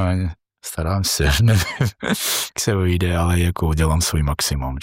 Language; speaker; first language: Czech; non-native, learner; Georgian